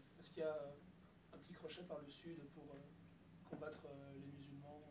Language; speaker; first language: French; native; French